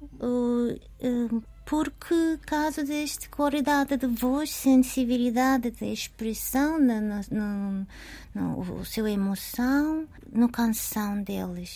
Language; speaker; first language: Portuguese; non-native, learner; Japanese